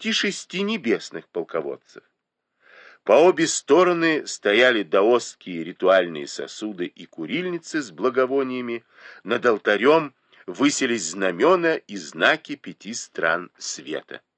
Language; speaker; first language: Russian; native; Russian